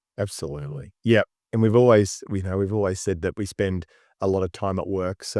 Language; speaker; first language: English; native; English